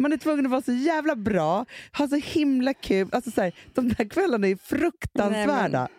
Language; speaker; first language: Swedish; native; Swedish